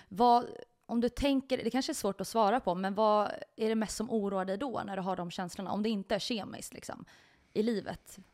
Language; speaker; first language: Swedish; native; Swedish